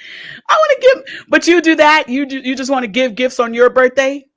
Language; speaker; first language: English; native; English